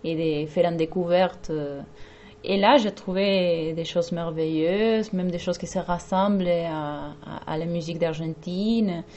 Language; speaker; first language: French; non-native, fluent; Spanish